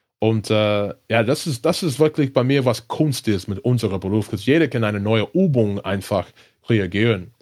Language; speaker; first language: German; non-native, learner; English